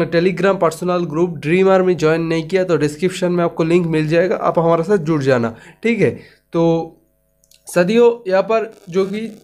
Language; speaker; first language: Hindi; non-native, local second language; Bangla